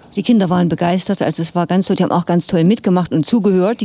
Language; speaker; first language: German; native; German